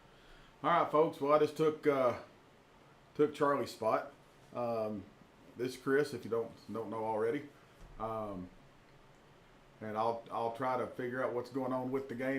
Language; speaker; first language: English; native; English